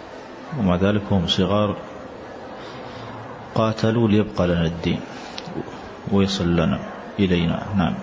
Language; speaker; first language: Arabic; native; Arabic